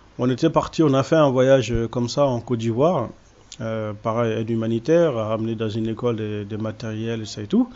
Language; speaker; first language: French; early bilingual, other home language; Soninke